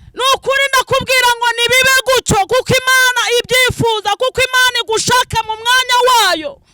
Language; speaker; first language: Kinyarwanda; non-native, local second language; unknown